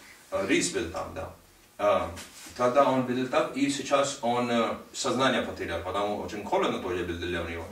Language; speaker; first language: Russian; non-native, learner; Hindi